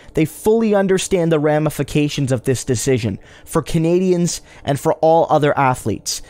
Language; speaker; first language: English; native; English